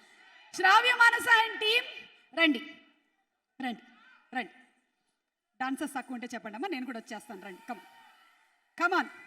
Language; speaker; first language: Telugu; native; Telugu